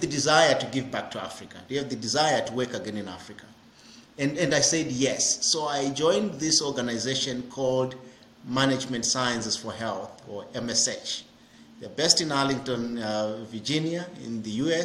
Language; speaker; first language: English; non-native, local second language; Shona